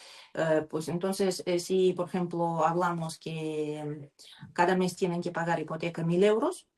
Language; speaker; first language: Spanish; non-native, learner; Russian